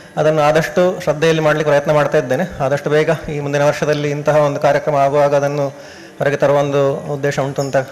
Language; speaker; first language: Kannada; native; Kannada